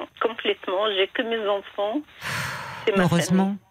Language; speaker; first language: French; non-native, fluent; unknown